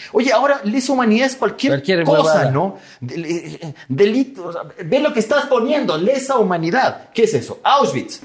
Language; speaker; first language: Spanish; native; Spanish